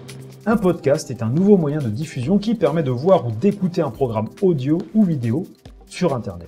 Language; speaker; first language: French; native; French